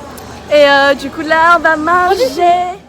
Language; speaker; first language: French; native; French